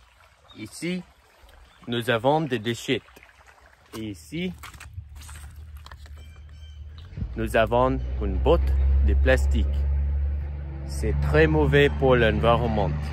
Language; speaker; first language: French; non-native, learner; English